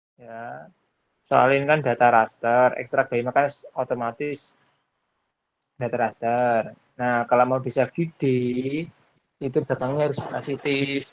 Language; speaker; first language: Indonesian; non-native, local second language; Javanese